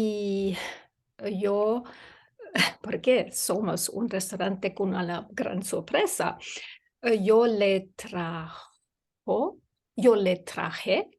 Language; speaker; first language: Spanish; non-native, learner; English